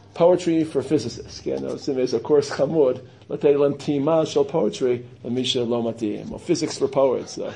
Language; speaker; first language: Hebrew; non-native, fluent; English